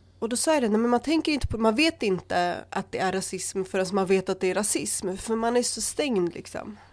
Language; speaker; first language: Swedish; early bilingual, other home language; Kurdish